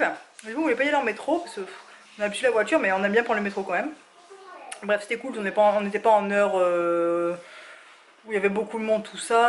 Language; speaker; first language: French; native; French